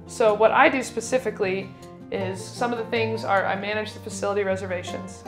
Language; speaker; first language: English; native; English